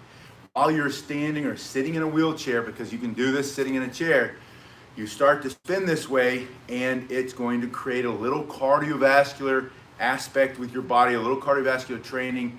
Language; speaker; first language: English; native; English